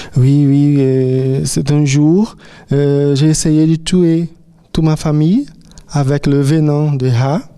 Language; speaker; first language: French; non-native, fluent; Portuguese